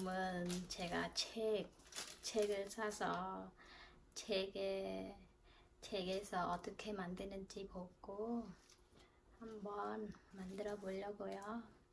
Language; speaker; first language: Korean; non-native, fluent; Khmer